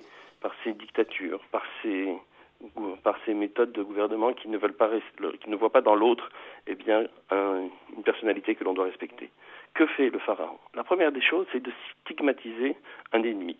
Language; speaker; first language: French; native; French